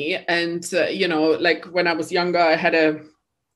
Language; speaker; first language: English; non-native, fluent; German